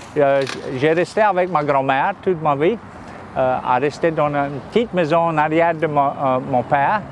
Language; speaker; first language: French; native; French